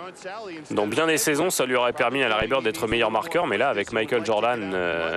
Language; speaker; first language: French; native; French